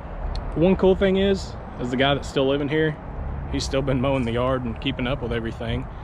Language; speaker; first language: English; native; English